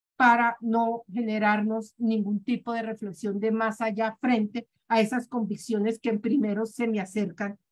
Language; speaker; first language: Spanish; native; Spanish